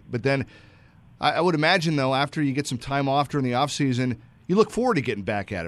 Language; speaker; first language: English; native; English